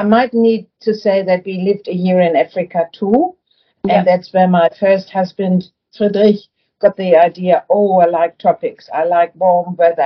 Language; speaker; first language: English; non-native, fluent; German